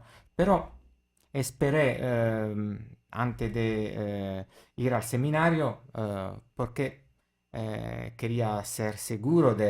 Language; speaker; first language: Spanish; non-native, fluent; Italian